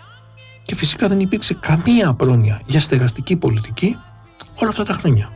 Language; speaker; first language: Greek; native; Greek